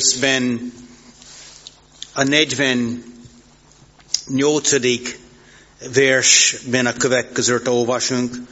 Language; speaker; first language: Hungarian; non-native, fluent; English